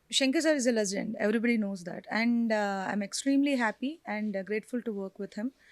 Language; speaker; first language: English; non-native, local second language; Telugu